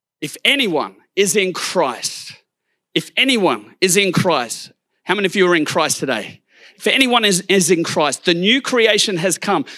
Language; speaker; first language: English; native; English